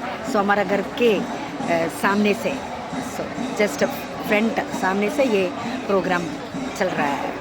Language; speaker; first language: Hindi; non-native, local second language; Malayalam